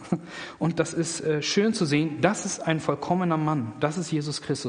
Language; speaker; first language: German; native; German